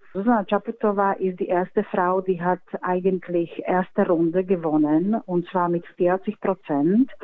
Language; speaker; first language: German; non-native, fluent; Slovak